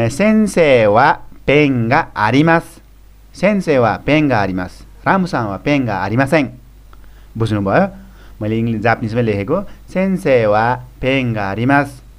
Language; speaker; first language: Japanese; non-native, fluent; Nepali